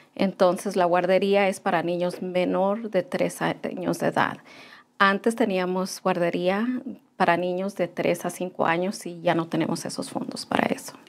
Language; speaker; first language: Spanish; early bilingual, heritage; Spanish